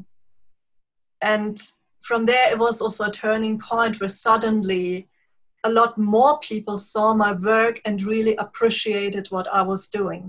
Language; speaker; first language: English; non-native, fluent; German